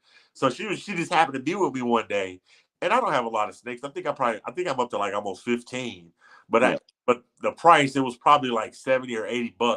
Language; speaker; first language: English; native; English